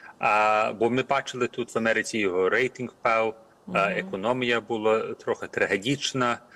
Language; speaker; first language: Ukrainian; early bilingual, heritage; Ukrainian